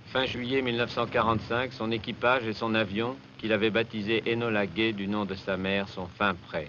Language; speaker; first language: French; native; French